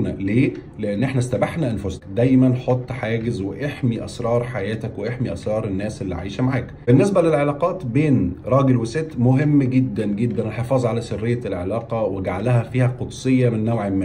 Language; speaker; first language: Arabic; native; Arabic